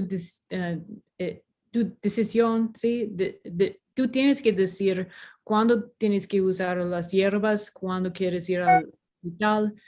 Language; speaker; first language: Spanish; non-native, fluent; English